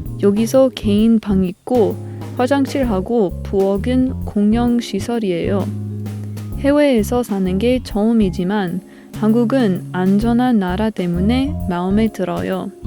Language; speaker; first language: Korean; non-native, learner; English